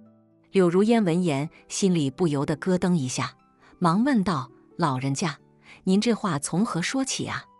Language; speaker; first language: Chinese; native; Chinese